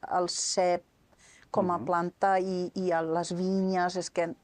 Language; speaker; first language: Catalan; non-native, fluent; Norwegian